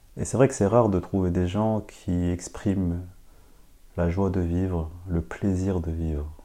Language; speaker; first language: French; early bilingual, other home language; Khmer